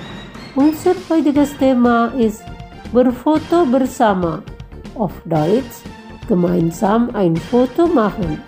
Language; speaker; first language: German; non-native, fluent; Indonesian